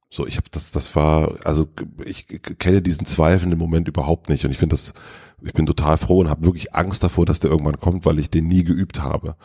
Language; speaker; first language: German; native; German